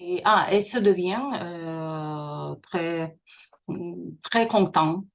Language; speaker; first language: French; non-native, learner; Russian